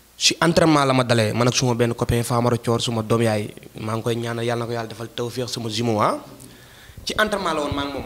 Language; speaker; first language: Wolof; non-native, local second language; Fula